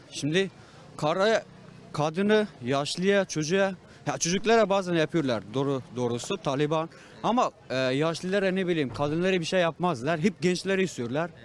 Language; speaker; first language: Turkish; non-native, fluent; Persian